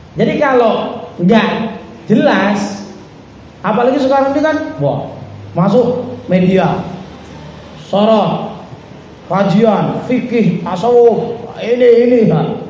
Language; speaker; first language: Indonesian; native; Indonesian